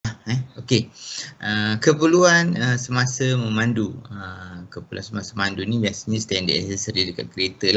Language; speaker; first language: Malay; native; Malay